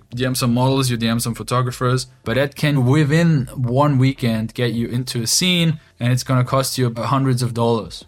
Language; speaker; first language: English; non-native, fluent; German